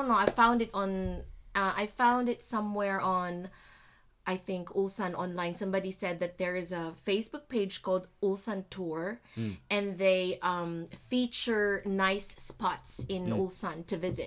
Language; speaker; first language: English; non-native, local second language; Filipino